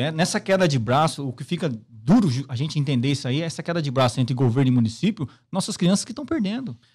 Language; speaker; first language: Portuguese; native; Portuguese